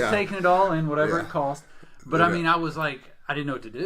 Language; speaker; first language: English; native; English